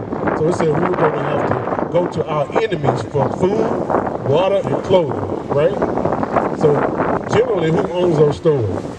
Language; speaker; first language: English; native; English